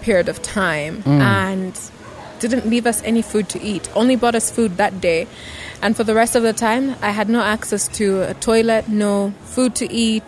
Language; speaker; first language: English; non-native, local second language; Bemba